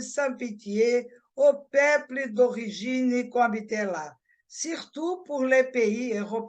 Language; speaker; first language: French; non-native, learner; Portuguese